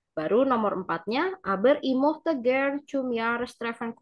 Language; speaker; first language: German; non-native, learner; Indonesian